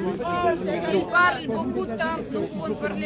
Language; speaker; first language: French; non-native, learner; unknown